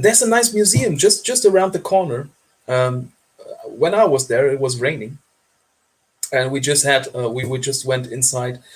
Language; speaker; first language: English; non-native, fluent; German